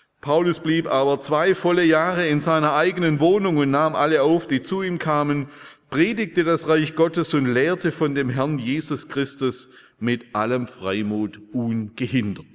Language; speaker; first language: German; native; German